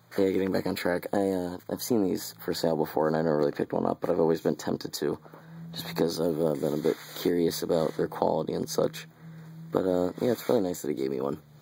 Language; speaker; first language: English; native; English